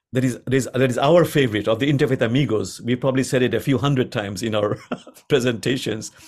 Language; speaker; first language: English; non-native, local second language; Bangla